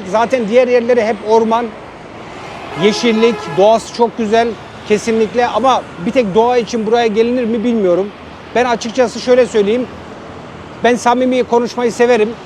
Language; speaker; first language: Turkish; native; Turkish